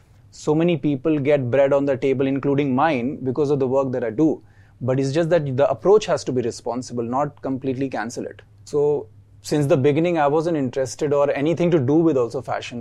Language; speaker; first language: English; non-native, local second language; Hindi